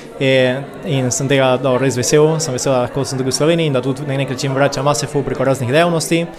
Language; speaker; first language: Slovenian; early bilingual, heritage; Slovenian